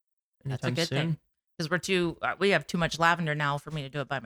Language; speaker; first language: English; native; English